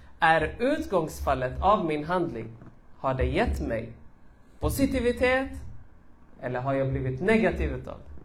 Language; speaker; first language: Swedish; early bilingual, other home language; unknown